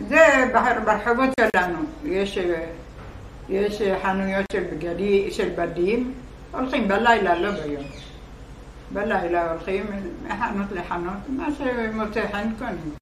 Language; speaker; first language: Hebrew; non-native, fluent; Arabic